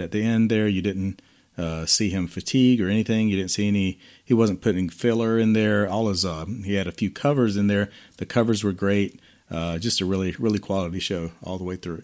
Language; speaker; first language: English; native; English